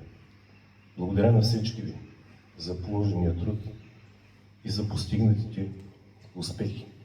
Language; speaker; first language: Bulgarian; native; Bulgarian